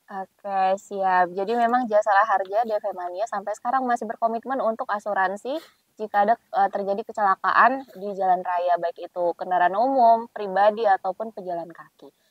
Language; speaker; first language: Indonesian; native; Indonesian